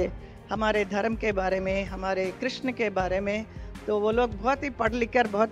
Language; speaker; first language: Hindi; native; Hindi